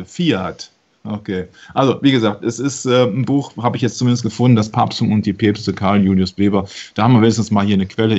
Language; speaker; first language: German; native; German